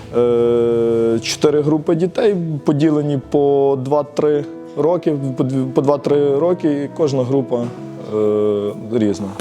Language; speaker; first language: Ukrainian; native; Ukrainian